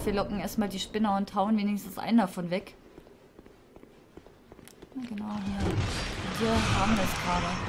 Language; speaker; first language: German; native; German